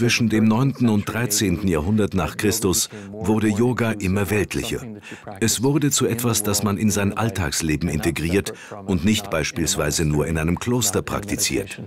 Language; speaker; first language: German; native; German